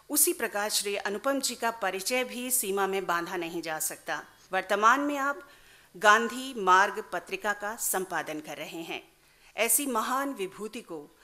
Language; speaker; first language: Hindi; native; Hindi